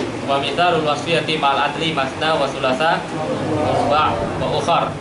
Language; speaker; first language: Arabic; non-native, fluent; Indonesian